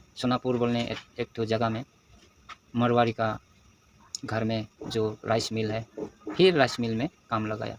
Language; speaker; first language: Hindi; non-native, local second language; Nepali